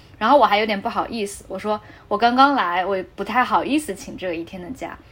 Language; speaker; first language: Chinese; native; Chinese